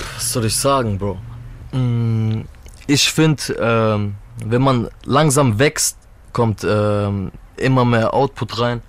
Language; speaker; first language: German; early bilingual, other home language; Turkish